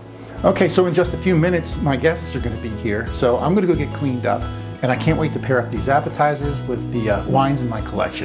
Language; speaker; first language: English; native; English